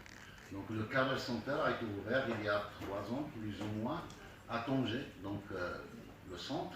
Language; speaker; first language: French; native; French